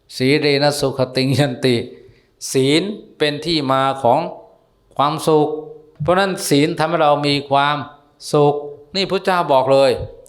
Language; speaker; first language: Thai; native; Thai